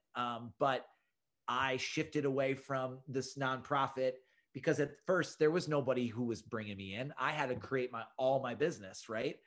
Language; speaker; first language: English; native; English